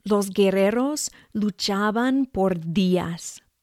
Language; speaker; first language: Spanish; non-native, fluent; English